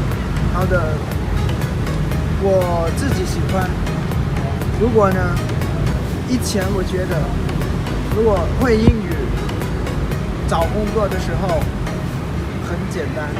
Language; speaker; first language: Chinese; non-native, learner; Lao